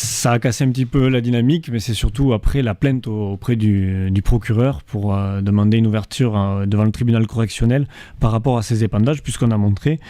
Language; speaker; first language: French; native; French